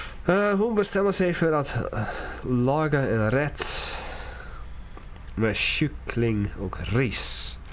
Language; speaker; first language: Swedish; non-native, learner; English